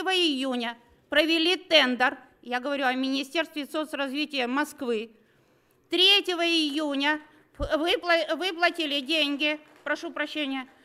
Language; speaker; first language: Russian; native; Russian